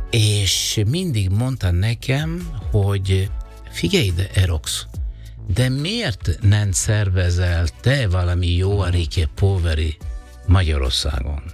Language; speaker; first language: Hungarian; non-native, learner; Italian